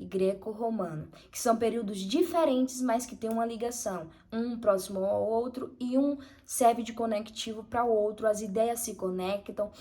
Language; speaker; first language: Portuguese; native; Portuguese